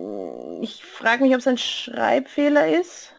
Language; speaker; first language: German; native; German